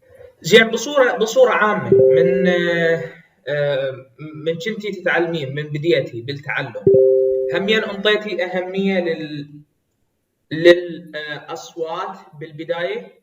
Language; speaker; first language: Arabic; native; Arabic